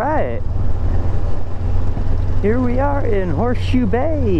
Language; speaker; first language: English; native; English